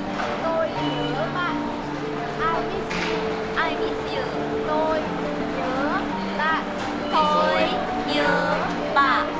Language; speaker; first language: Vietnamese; non-native, learner; Japanese